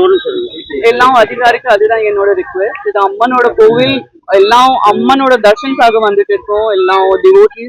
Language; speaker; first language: Tamil; non-native, local second language; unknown